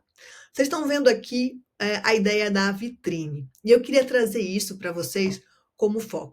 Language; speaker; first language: Portuguese; native; Portuguese